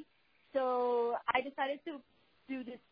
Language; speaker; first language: English; non-native, fluent; Portuguese